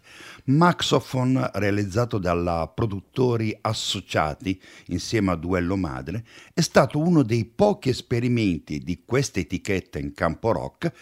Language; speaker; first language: Italian; native; Italian